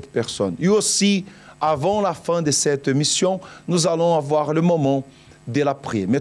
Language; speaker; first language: French; non-native, fluent; Portuguese